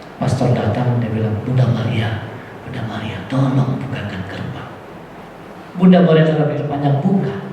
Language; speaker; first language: Indonesian; non-native, local second language; Batak Toba